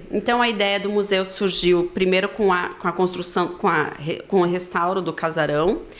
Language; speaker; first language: Portuguese; native; Portuguese